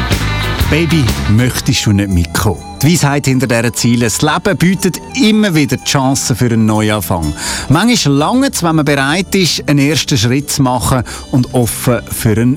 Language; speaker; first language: German; native; German